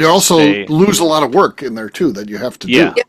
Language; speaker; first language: English; native; English